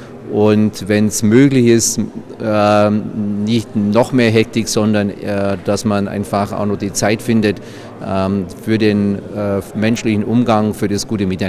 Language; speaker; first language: German; native; German